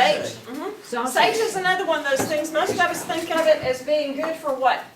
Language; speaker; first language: English; native; English